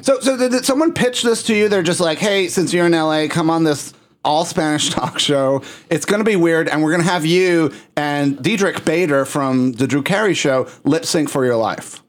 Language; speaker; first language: English; native; English